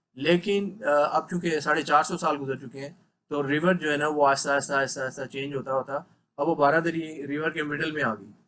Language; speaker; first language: Urdu; non-native, local second language; Punjabi